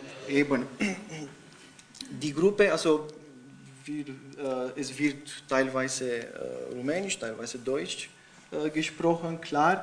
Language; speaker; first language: German; non-native, fluent; Romanian